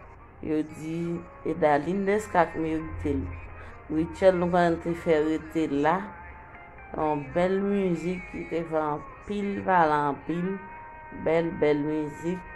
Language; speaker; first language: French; non-native, local second language; Haitian Creole